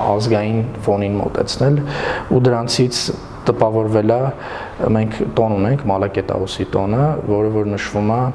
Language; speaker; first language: Armenian; non-native, local second language; Kurdish